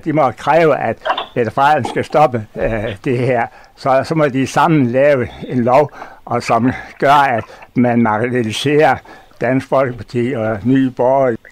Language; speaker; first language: Danish; native; Danish